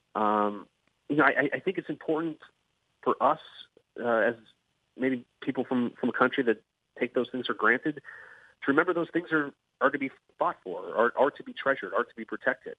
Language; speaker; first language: English; native; English